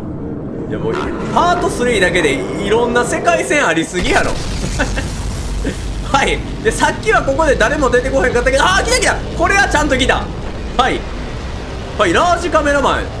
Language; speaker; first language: Japanese; native; Japanese